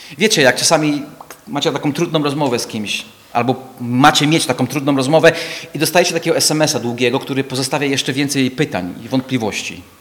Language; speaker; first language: Polish; non-native, fluent; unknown